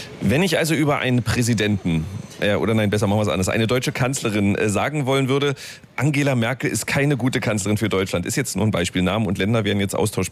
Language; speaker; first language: German; native; German